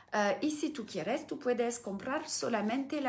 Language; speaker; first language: Spanish; non-native, learner; French